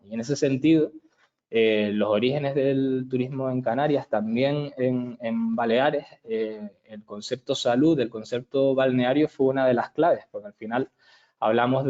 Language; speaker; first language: Spanish; native; Spanish